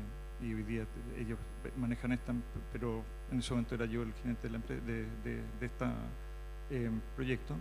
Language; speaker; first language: Spanish; native; Spanish